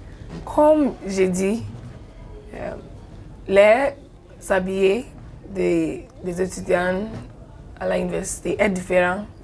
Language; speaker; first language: French; non-native, learner; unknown